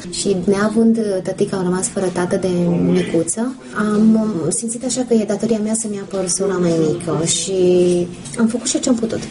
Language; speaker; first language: Romanian; native; Romanian